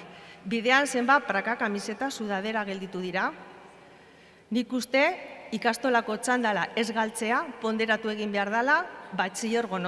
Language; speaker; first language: Basque; native; Basque